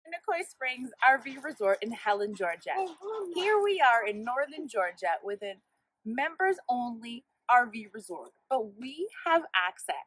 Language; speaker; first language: English; native; English